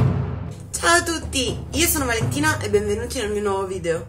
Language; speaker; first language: Italian; native; Italian